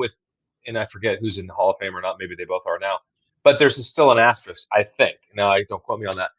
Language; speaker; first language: English; native; English